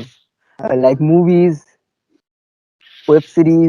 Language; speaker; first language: English; non-native, fluent; Bangla